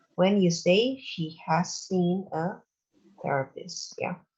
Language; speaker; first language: English; non-native, local second language; Indonesian